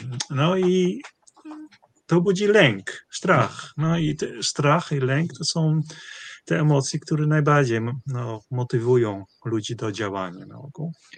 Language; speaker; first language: Polish; non-native, fluent; Dutch